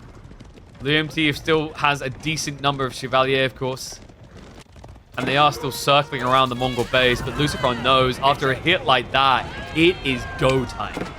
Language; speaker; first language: English; native; English